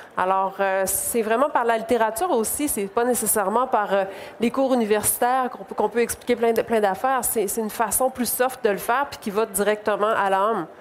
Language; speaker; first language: French; native; French